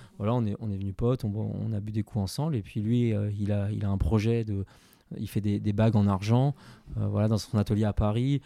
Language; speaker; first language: French; early bilingual, other home language; Chinese